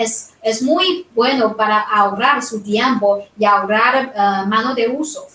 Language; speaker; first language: Spanish; non-native, fluent; Chinese